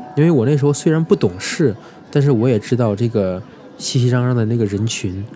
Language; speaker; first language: Chinese; native; Chinese